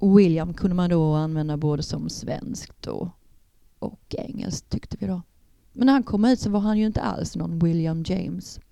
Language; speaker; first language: Swedish; native; Swedish